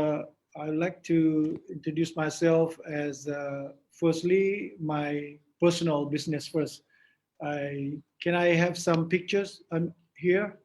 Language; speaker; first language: English; non-native, learner; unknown